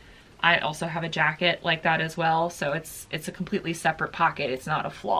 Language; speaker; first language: English; native; English